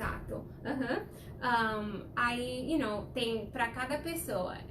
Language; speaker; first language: Portuguese; non-native, fluent; Spanish